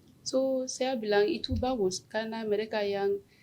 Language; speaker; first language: Indonesian; non-native, learner; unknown